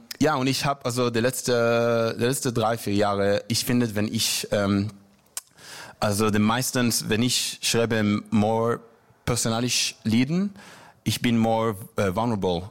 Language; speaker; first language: German; non-native, learner; Hebrew